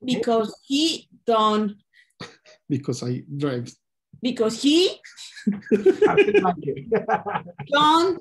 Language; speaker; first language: English; non-native, learner; Spanish